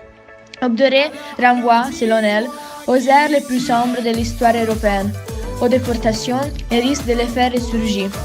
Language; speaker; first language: French; non-native, learner; Italian